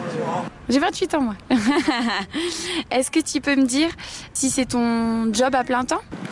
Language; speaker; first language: French; native; French